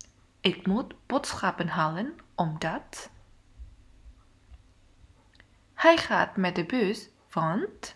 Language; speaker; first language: Dutch; non-native, learner; Indonesian